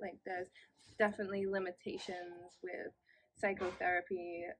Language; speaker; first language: English; native; English